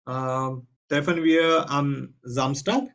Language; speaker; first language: German; non-native, fluent; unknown